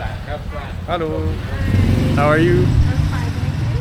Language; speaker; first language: English; non-native, learner; French